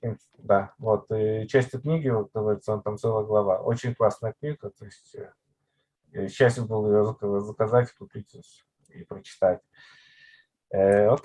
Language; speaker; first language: Russian; native; Russian